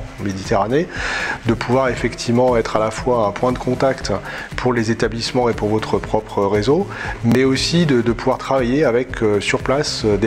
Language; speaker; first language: French; native; French